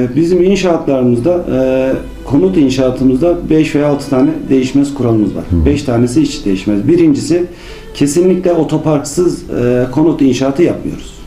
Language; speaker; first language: Turkish; native; Turkish